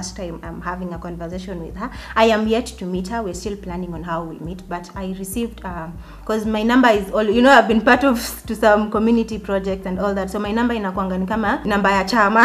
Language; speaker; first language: English; non-native, local second language; Swahili